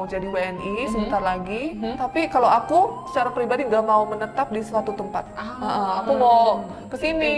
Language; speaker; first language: Indonesian; early bilingual, other home language; Korean